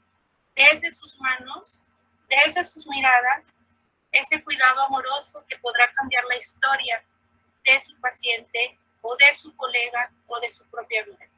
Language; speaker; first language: Spanish; native; Spanish